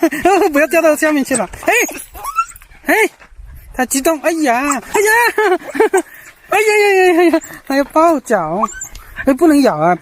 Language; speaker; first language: Chinese; native; Chinese